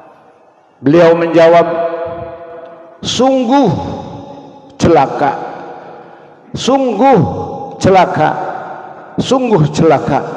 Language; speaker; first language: Indonesian; native; Indonesian